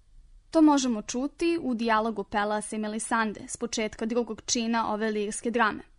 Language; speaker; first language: Serbian; native; Serbian